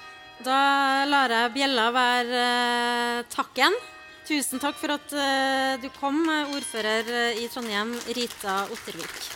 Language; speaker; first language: Norwegian; native; Norwegian